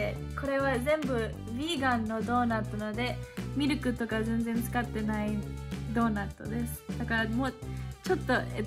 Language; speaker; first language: Japanese; early bilingual, heritage; English